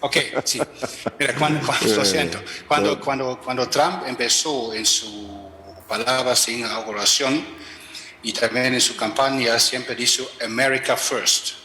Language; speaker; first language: Spanish; non-native, fluent; German